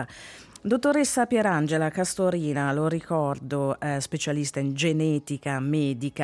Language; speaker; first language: Italian; native; Italian